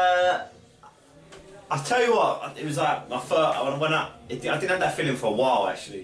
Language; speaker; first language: English; native; English